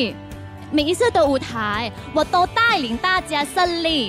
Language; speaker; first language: Chinese; non-native, learner; Thai